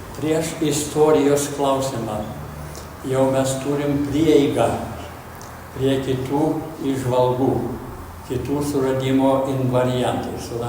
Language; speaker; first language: Lithuanian; early bilingual, heritage; Lithuanian